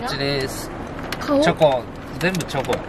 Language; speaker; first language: Japanese; early bilingual, other home language; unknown